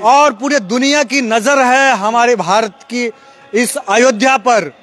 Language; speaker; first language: Hindi; native; Hindi